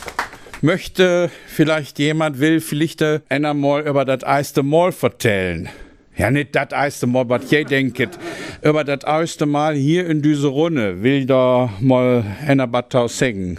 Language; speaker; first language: German; native; German